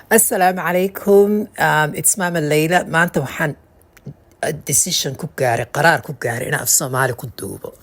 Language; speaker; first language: Somali; early bilingual, heritage; Somali